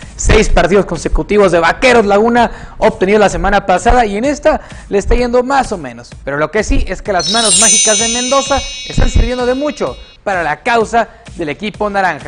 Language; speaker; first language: Spanish; native; Spanish